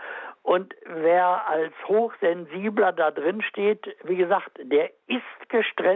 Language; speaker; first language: German; native; German